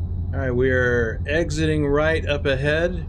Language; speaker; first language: English; native; English